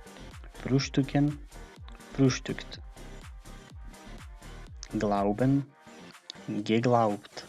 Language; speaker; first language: German; non-native, fluent; Macedonian